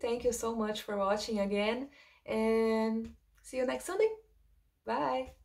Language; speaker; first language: English; non-native, fluent; Portuguese